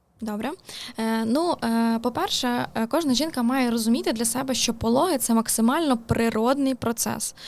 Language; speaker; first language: Ukrainian; native; Ukrainian